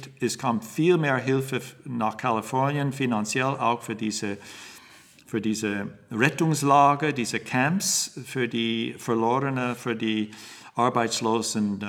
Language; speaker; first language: German; non-native, fluent; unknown